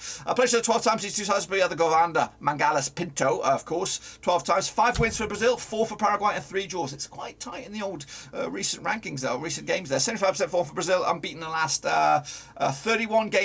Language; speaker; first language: English; native; English